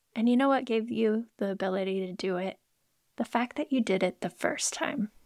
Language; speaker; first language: English; native; English